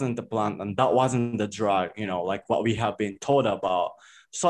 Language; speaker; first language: English; non-native, fluent; Japanese